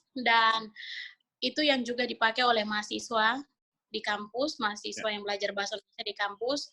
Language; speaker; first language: Indonesian; native; Indonesian